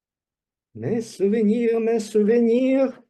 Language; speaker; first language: French; non-native, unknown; Russian